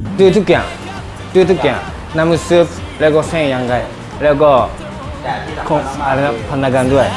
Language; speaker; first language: Thai; non-native, learner; Japanese